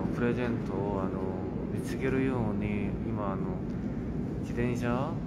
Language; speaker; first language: Japanese; non-native, fluent; Korean